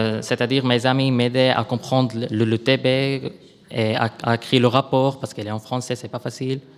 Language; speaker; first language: French; non-native, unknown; Arabic